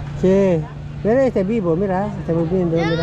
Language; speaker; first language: Spanish; non-native, learner; Filipino